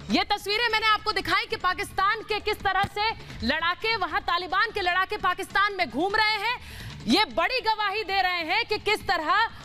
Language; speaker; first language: Hindi; native; Hindi